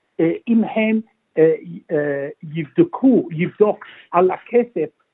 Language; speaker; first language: Hebrew; non-native, fluent; English